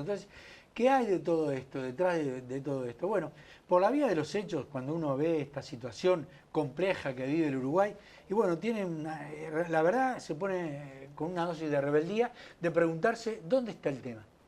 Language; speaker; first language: Spanish; native; Spanish